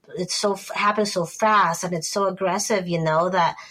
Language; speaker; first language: English; non-native, fluent; Spanish